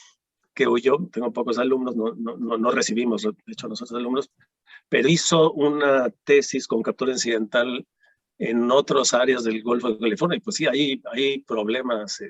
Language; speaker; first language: Spanish; native; Spanish